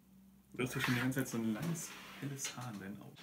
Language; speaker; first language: German; native; German